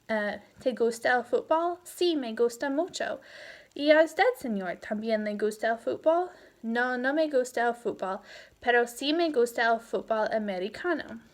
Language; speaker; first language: Spanish; non-native, fluent; English